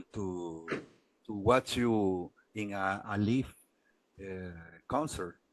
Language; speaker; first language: English; non-native, learner; Spanish